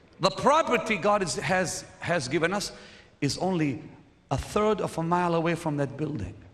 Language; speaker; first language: English; non-native, fluent; Arabic